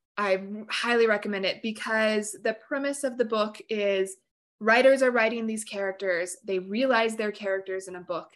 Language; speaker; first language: English; native; English